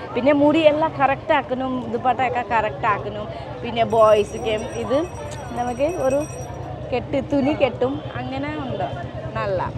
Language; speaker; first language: Malayalam; non-native, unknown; Nepali